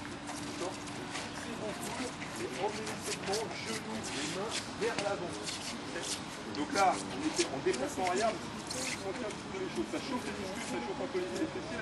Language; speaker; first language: French; native; French